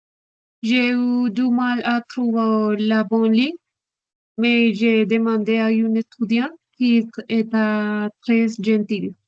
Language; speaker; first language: French; non-native, learner; Spanish